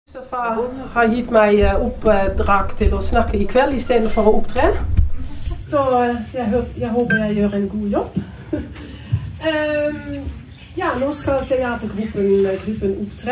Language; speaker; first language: Norwegian; non-native, fluent; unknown